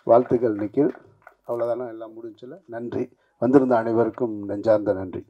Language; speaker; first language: Tamil; native; Tamil